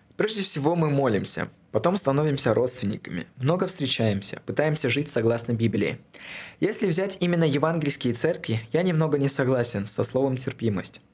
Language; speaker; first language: Russian; non-native, local second language; Armenian